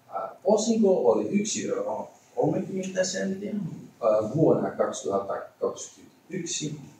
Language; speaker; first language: Finnish; non-native, learner; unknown